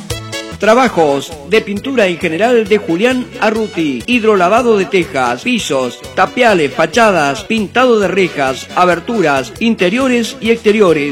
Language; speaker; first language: Spanish; native; Spanish